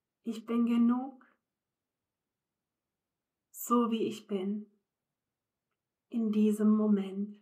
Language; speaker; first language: German; non-native, fluent; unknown